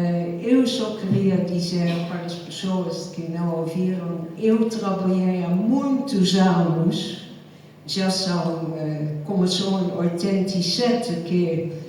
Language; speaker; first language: Portuguese; non-native, fluent; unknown